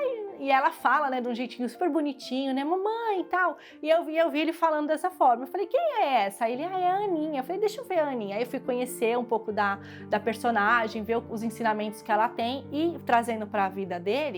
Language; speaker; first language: Portuguese; native; Portuguese